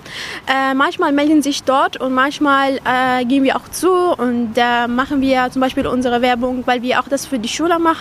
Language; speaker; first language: German; non-native, fluent; Arabic